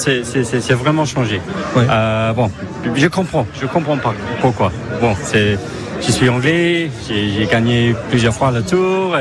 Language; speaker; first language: French; non-native, fluent; English